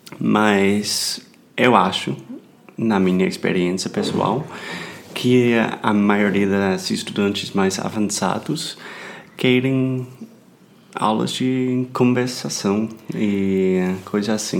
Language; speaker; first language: Portuguese; non-native, fluent; English